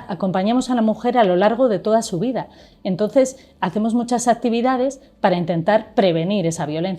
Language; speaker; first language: Spanish; native; Spanish